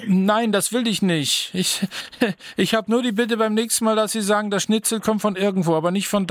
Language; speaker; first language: German; native; German